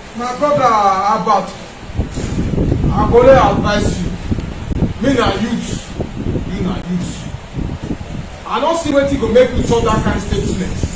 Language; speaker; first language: Nigerian Pidgin; non-native, local second language; Esan